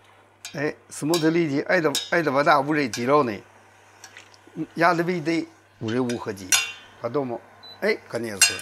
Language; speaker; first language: Russian; non-native, learner; Chinese